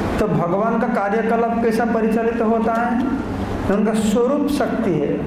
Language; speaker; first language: Hindi; non-native, local second language; Odia